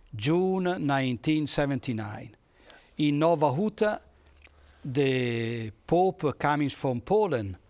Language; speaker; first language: English; non-native, fluent; Italian